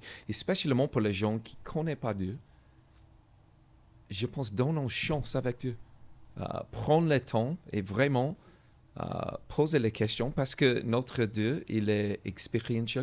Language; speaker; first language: French; non-native, learner; English